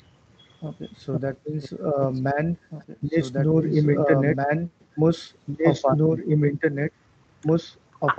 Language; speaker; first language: German; non-native, learner; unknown